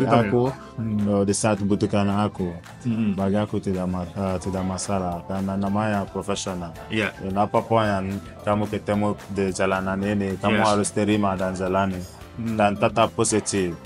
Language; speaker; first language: Indonesian; non-native, fluent; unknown